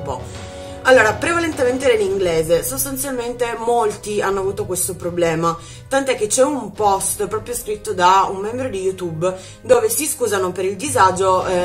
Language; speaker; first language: Italian; native; Italian